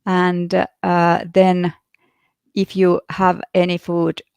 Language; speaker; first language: English; non-native, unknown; Finnish